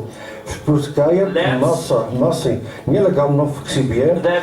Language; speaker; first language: Russian; non-native, learner; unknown